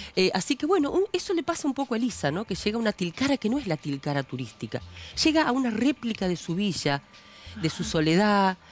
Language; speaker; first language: Spanish; native; Spanish